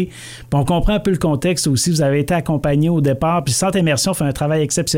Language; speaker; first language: French; native; French